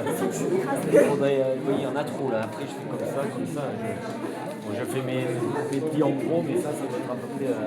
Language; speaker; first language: French; native; French